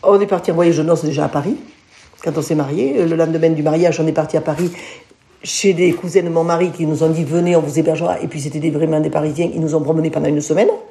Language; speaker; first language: French; native; French